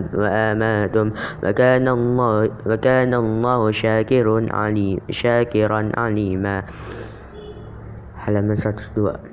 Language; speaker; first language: Arabic; non-native, learner; Indonesian